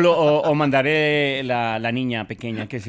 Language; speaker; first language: Spanish; native; Spanish